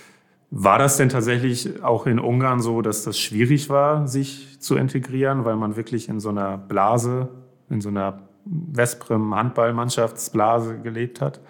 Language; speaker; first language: German; native; German